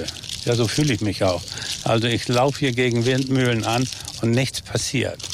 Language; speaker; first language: German; native; German